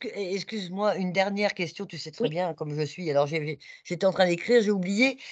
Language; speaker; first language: French; native; French